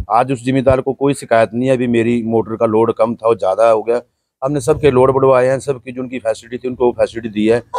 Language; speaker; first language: Hindi; native; Hindi